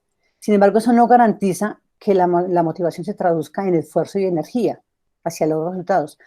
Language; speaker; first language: Spanish; native; Spanish